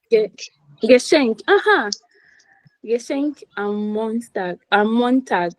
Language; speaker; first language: German; non-native, learner; Akan